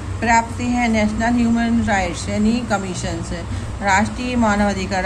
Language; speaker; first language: Hindi; native; Hindi